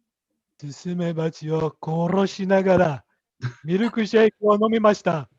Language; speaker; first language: Japanese; non-native, learner; English